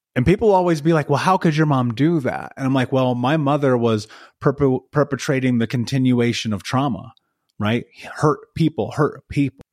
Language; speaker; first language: English; native; English